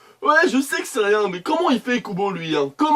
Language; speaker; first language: French; native; French